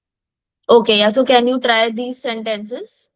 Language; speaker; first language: English; non-native, local second language; Hindi